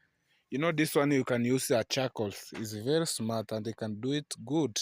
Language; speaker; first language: English; non-native, learner; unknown